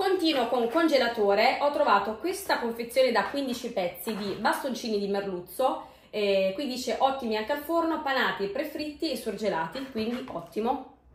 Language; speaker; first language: Italian; native; Italian